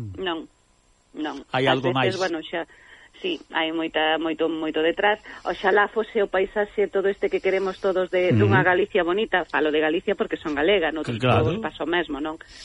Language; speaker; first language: Galician; native; Galician